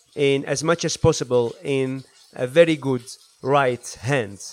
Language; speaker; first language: English; early bilingual, other home language; Arabic